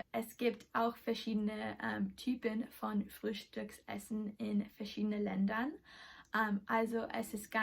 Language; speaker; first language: German; non-native, learner; English